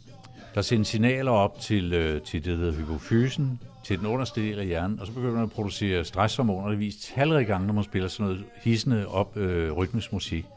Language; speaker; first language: Danish; native; Danish